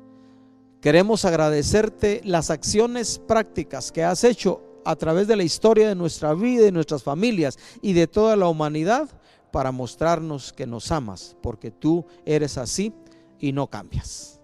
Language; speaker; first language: Spanish; native; Spanish